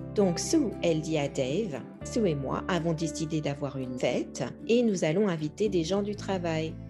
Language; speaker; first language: French; native; French